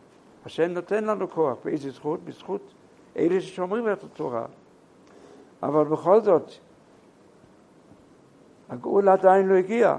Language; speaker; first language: Hebrew; non-native, fluent; English